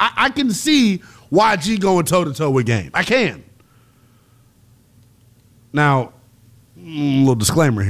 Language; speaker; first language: English; native; English